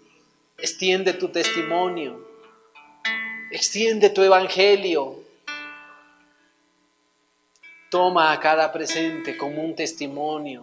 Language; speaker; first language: Spanish; native; Spanish